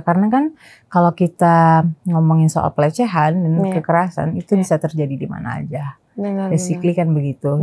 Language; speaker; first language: Indonesian; native; Indonesian